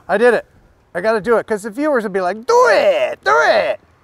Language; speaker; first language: English; native; English